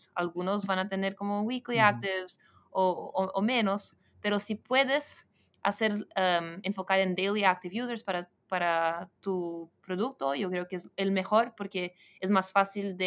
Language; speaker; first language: Spanish; non-native, fluent; Portuguese